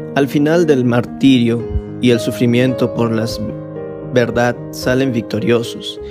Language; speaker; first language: Spanish; non-native, fluent; Vietnamese